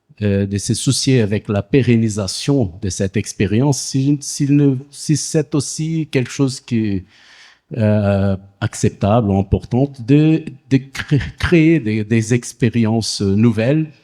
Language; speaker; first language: French; non-native, fluent; Portuguese